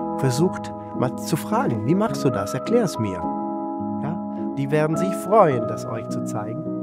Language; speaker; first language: German; non-native, fluent; Italian